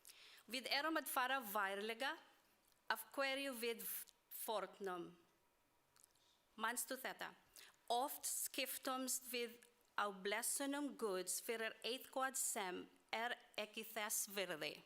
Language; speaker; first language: Icelandic; non-native, learner; Swedish